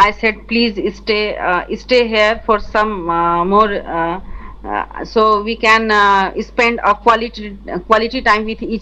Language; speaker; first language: English; non-native, fluent; Hindi